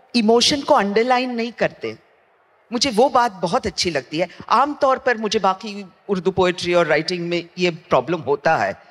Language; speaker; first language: Hindi; non-native, local second language; Gujarati